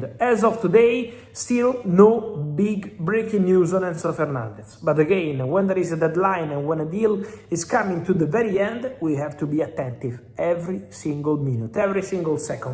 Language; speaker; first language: English; non-native, fluent; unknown